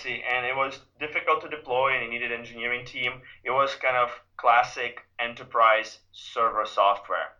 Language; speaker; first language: English; non-native, fluent; Ukrainian